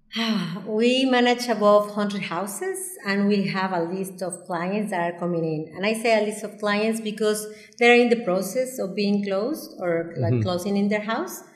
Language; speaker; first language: English; non-native, fluent; Spanish